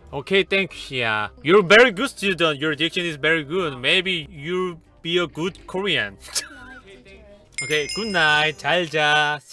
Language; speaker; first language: English; non-native, learner; Korean